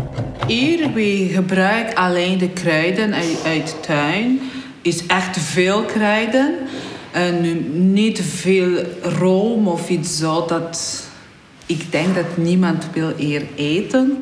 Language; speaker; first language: Dutch; non-native, learner; Polish